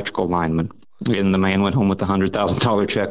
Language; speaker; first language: English; native; English